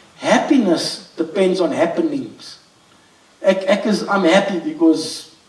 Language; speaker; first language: English; non-native, local second language; Afrikaans